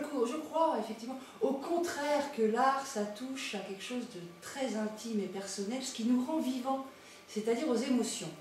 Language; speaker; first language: French; native; French